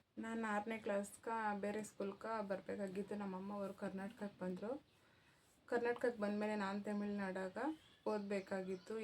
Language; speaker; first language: Kannada; non-native, local second language; Telugu